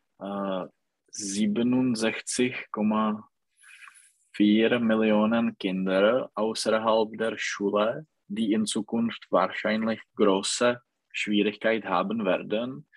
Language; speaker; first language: German; non-native, learner; Czech